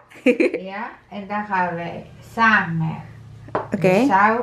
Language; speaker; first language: Dutch; non-native, learner; Italian